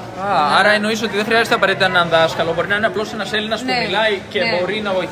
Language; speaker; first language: Greek; native; Greek